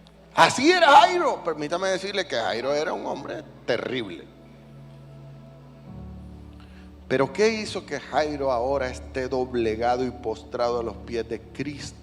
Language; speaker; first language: Spanish; native; Spanish